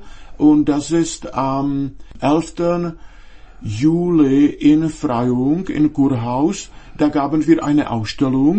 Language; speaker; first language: German; non-native, fluent; Czech